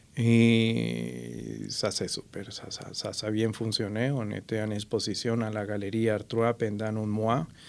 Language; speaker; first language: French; non-native, fluent; Spanish